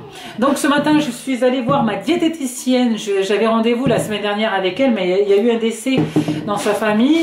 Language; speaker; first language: French; native; French